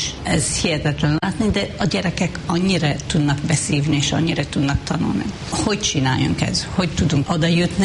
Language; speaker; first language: Hungarian; non-native, fluent; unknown